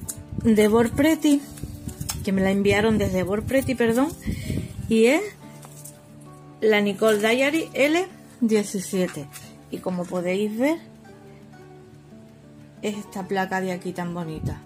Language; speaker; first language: Spanish; native; Spanish